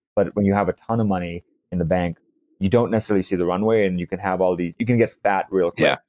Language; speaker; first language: English; native; English